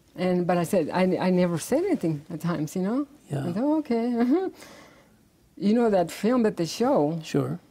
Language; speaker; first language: English; native; English